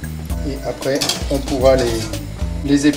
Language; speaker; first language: French; native; French